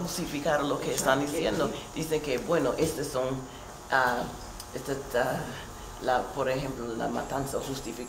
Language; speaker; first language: Spanish; non-native, fluent; English